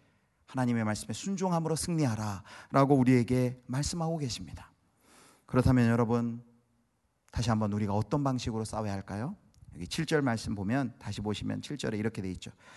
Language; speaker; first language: Korean; native; Korean